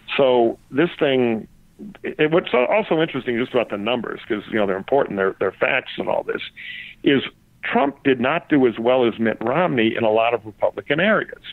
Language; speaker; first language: English; native; English